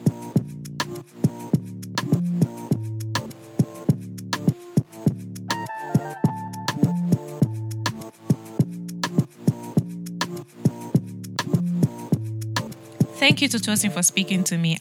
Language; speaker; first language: English; non-native, local second language; Yoruba